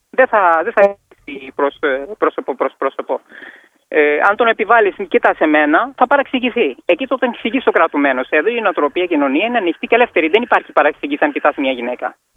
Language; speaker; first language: Greek; non-native, fluent; Kashmiri